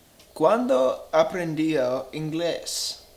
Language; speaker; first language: Spanish; non-native, learner; English